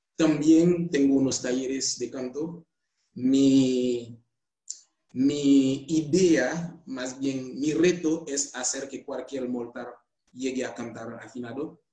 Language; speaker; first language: Spanish; non-native, fluent; Haitian Creole